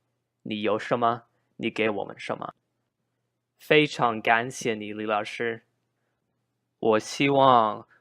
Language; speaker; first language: Chinese; non-native, learner; English